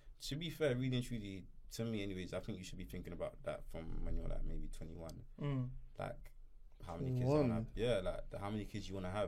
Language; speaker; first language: English; native; English